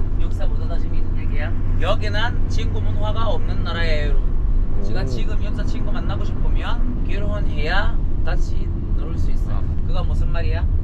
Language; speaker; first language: Korean; non-native, fluent; Arabic